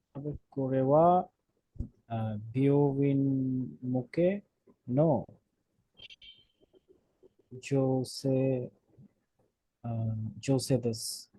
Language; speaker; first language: Japanese; non-native, learner; Bangla